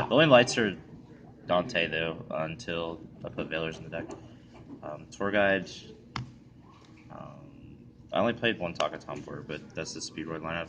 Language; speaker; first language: English; native; English